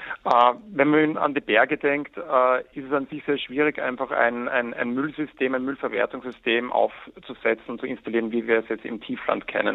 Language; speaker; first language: German; native; German